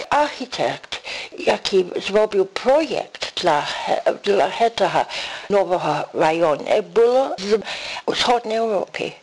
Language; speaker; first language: Polish; non-native, learner; English